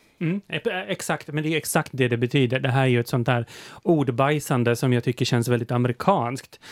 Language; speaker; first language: Swedish; native; Swedish